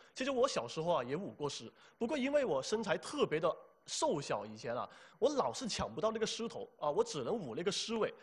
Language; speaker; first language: Chinese; native; Chinese